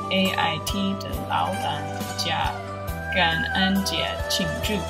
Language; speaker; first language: Chinese; non-native, learner; English